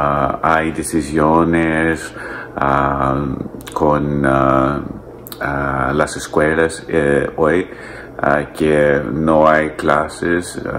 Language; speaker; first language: Spanish; non-native, learner; English